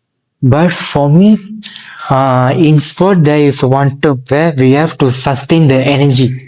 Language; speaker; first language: English; non-native, learner; Malay